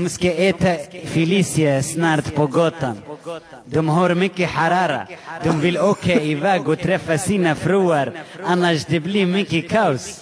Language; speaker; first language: Swedish; non-native, local second language; Arabic